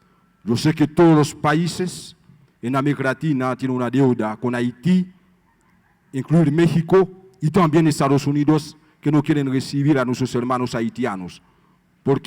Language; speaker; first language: Spanish; non-native, fluent; Haitian Creole